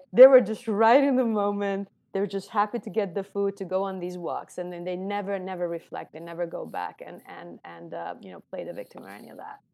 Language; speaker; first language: English; non-native, fluent; Romanian